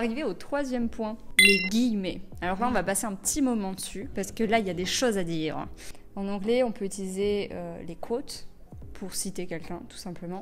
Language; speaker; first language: French; native; French